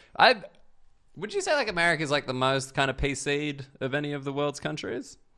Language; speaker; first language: English; native; English